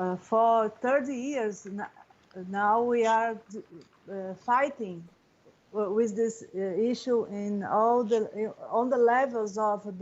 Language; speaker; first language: English; non-native, learner; Portuguese